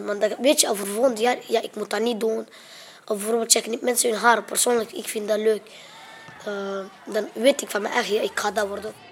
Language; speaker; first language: Dutch; early bilingual, other home language; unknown